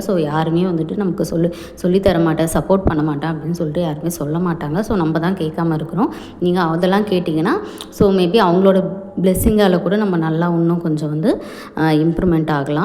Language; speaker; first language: Tamil; native; Tamil